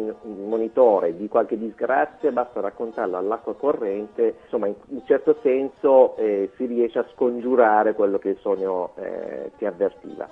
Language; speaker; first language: Italian; non-native, fluent; Persian